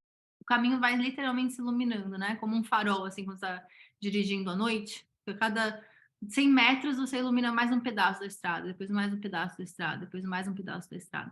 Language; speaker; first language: Portuguese; native; Portuguese